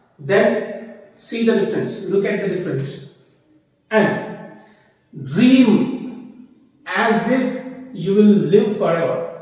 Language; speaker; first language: English; non-native, local second language; Telugu